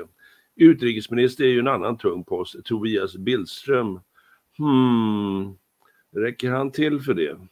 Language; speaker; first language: Swedish; native; Swedish